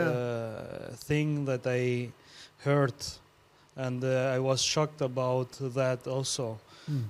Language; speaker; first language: English; non-native, learner; Albanian